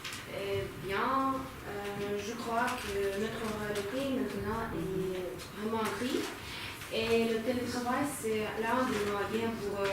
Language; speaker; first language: French; non-native, learner; Ukrainian